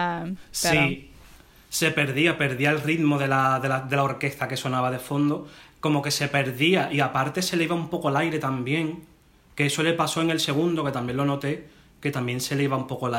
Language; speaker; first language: Spanish; native; Spanish